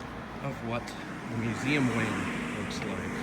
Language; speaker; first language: English; native; English